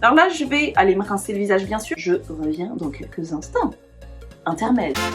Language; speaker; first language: French; native; French